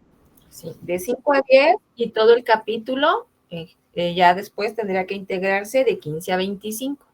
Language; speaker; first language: Spanish; native; Spanish